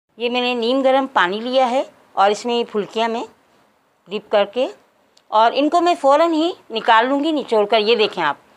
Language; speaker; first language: Urdu; native; Urdu